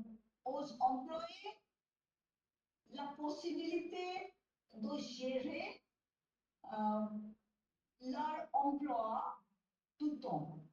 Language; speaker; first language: French; non-native, learner; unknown